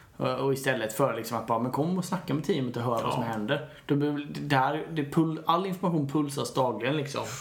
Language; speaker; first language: Swedish; native; Swedish